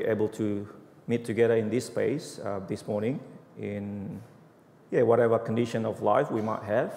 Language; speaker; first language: English; non-native, fluent; Indonesian